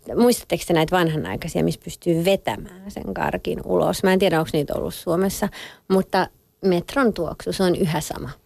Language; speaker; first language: Finnish; early bilingual, other home language; French